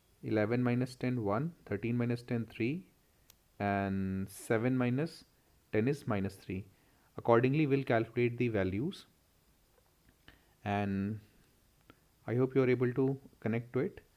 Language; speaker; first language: English; non-native, local second language; Hindi